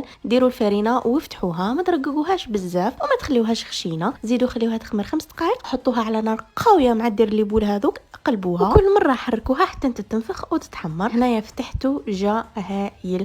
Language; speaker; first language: Arabic; native; Arabic